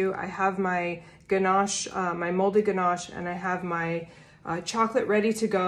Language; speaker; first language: English; native; English